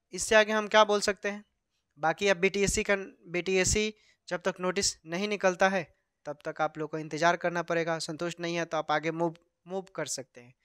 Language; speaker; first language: Hindi; native; Hindi